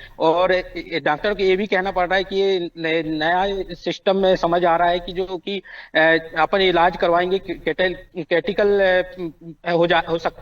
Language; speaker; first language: Hindi; native; Hindi